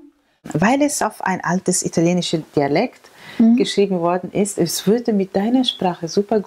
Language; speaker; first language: German; non-native, fluent; Italian